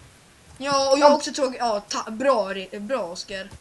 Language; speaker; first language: Swedish; native; Swedish